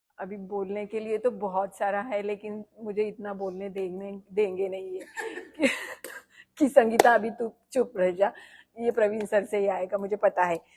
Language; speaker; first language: Hindi; non-native, local second language; Marathi